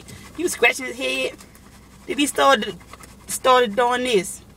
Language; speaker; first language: English; native; English